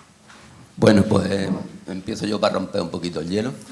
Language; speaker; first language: Spanish; native; Spanish